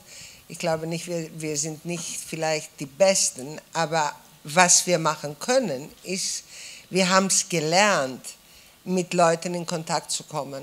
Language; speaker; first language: German; non-native, fluent; Greek